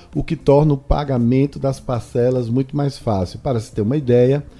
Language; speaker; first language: Portuguese; native; Portuguese